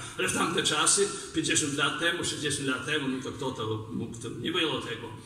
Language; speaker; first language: Polish; non-native, fluent; Belarusian